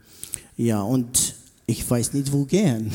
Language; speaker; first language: German; non-native, learner; Arabic